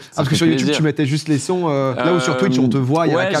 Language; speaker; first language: French; native; French